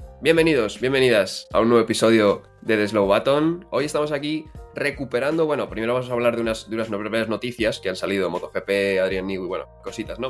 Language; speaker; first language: Spanish; native; Spanish